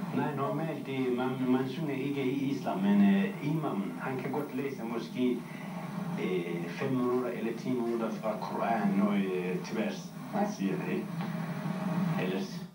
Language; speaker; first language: Danish; non-native, learner; Turkish